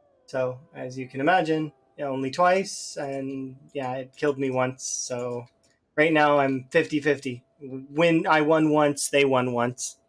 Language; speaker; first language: English; native; English